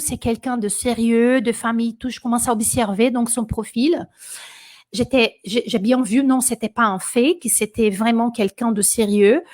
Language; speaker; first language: French; non-native, fluent; Portuguese